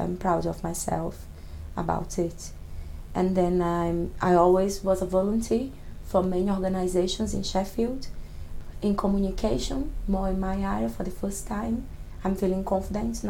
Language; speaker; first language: English; non-native, fluent; Portuguese